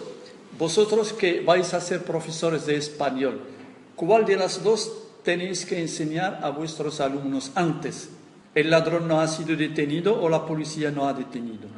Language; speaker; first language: Spanish; non-native, fluent; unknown